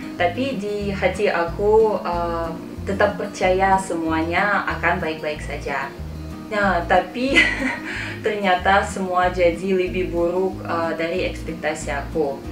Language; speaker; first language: Indonesian; non-native, fluent; Russian